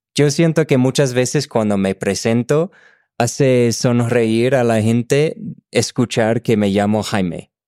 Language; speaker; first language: Spanish; non-native, fluent; English